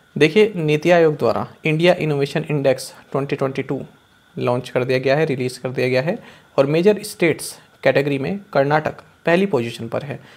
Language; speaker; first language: Hindi; native; Hindi